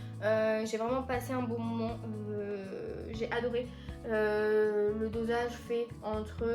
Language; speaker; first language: French; native; French